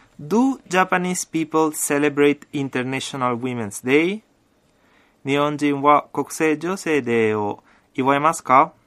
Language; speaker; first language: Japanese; non-native, fluent; Italian